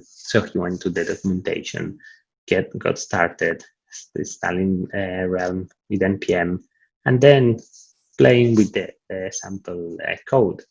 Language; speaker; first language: English; non-native, fluent; Italian